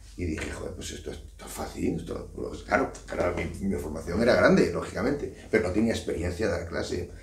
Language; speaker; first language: Spanish; native; Spanish